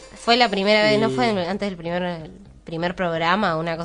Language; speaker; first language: Spanish; native; Spanish